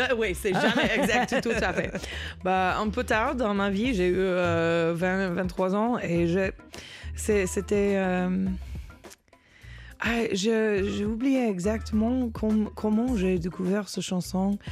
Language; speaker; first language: French; non-native, learner; English